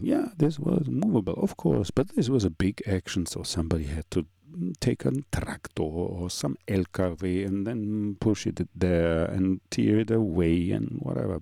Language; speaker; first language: English; non-native, fluent; German